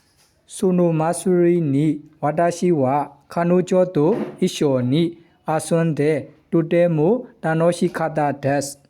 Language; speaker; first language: Japanese; non-native, learner; Burmese